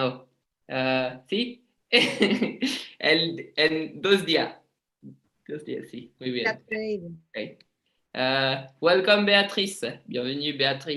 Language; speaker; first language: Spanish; non-native, learner; French